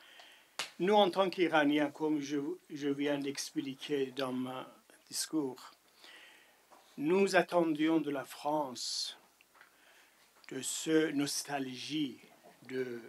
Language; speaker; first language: French; non-native, fluent; Persian